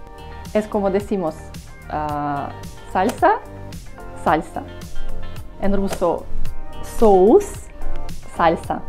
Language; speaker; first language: Spanish; non-native, learner; Russian